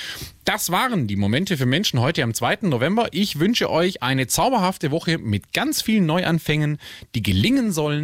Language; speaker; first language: German; native; German